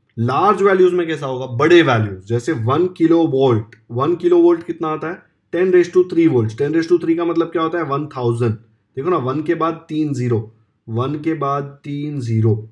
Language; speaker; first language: Hindi; non-native, local second language; Marathi